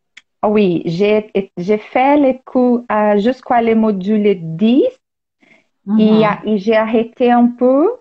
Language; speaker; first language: French; non-native, learner; Portuguese